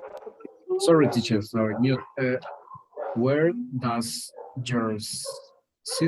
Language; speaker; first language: English; non-native, learner; Spanish